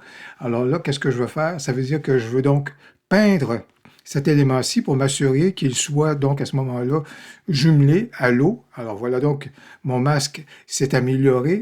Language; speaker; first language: French; native; French